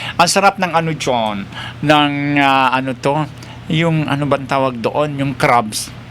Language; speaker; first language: Filipino; non-native, local second language; Bikol